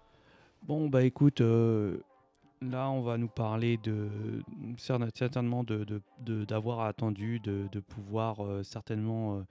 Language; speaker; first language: French; native; French